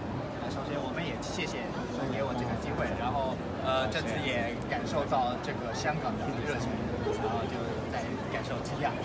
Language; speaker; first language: Chinese; non-native, fluent; Japanese